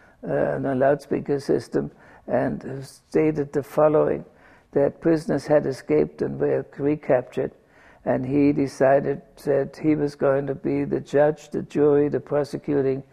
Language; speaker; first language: English; non-native, fluent; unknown